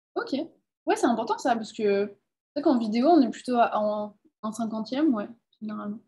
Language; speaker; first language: French; native; French